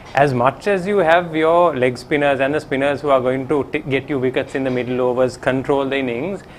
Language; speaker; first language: English; non-native, local second language; Sinhala